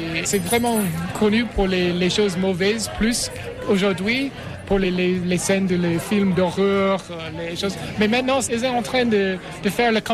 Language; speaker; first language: French; non-native, fluent; English